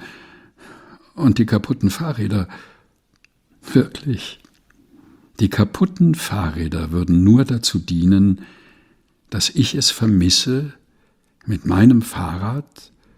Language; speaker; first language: German; non-native, fluent; Portuguese